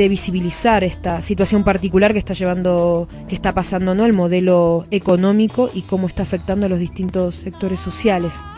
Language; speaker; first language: Spanish; native; Spanish